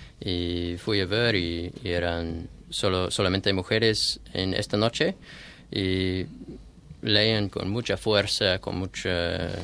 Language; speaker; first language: Spanish; non-native, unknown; English